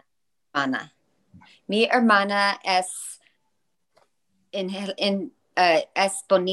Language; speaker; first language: Spanish; non-native, learner; English